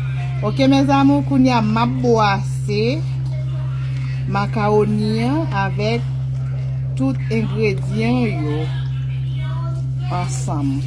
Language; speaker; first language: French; non-native, learner; Haitian Creole